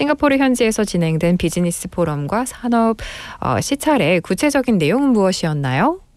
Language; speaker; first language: Korean; non-native, fluent; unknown